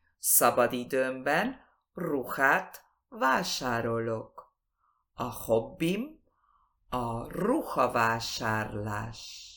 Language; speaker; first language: Hungarian; early bilingual, heritage; Spanish